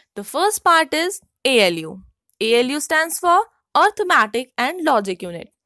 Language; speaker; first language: English; non-native, local second language; Hindi